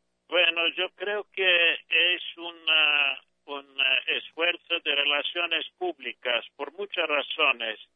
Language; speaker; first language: Spanish; non-native, fluent; English